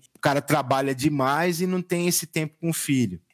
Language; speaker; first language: Portuguese; native; Portuguese